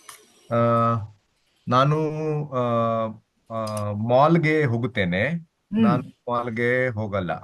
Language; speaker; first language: Kannada; non-native, learner; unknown